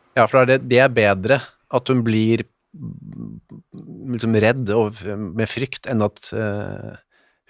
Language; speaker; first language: Norwegian; native; Norwegian